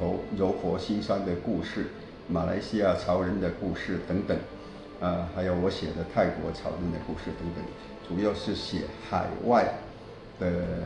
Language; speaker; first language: Chinese; non-native, local second language; Min Nan Chinese